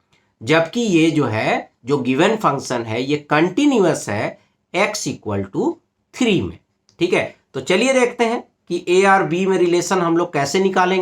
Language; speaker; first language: Hindi; native; Hindi